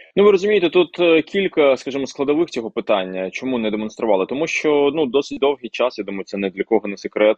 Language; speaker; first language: Ukrainian; non-native, local second language; Russian